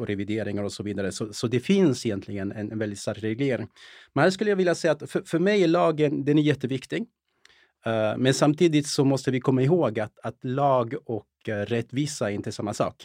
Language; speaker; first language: Swedish; early bilingual, other home language; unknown